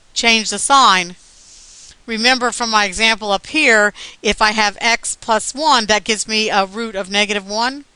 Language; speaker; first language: English; native; English